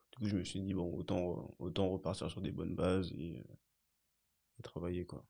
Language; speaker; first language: French; early bilingual, other home language; Haitian Creole